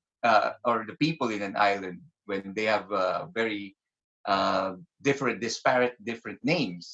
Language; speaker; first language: English; non-native, local second language; Filipino